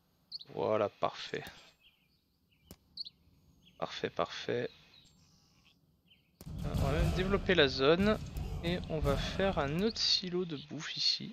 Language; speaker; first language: French; native; French